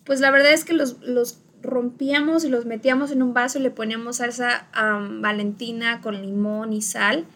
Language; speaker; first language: Spanish; early bilingual, other home language; English